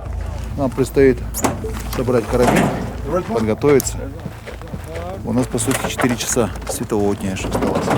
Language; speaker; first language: Russian; native; Russian